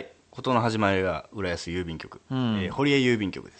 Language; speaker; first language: Japanese; native; Japanese